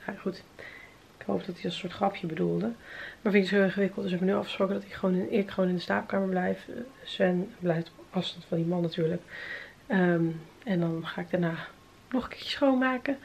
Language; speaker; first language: Dutch; native; Dutch